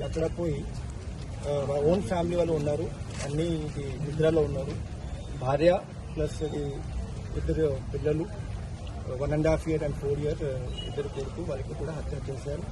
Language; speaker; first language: Telugu; non-native, learner; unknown